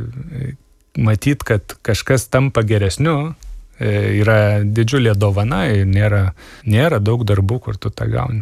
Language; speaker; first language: Lithuanian; native; Lithuanian